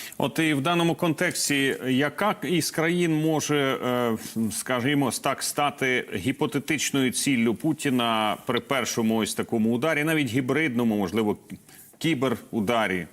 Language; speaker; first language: Ukrainian; native; Ukrainian